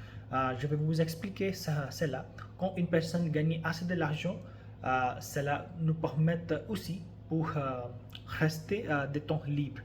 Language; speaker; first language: French; non-native, learner; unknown